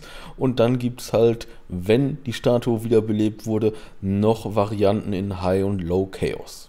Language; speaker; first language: German; native; German